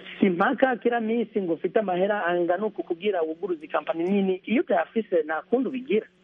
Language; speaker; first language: Rundi; early bilingual, heritage; Rundi